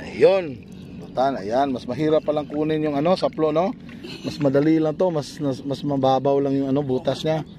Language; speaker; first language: Filipino; non-native, local second language; Cebuano